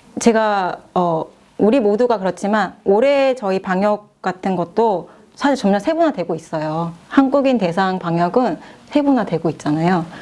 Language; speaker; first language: Korean; native; Korean